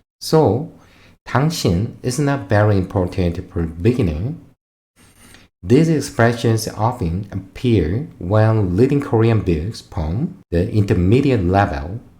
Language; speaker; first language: English; non-native, fluent; Korean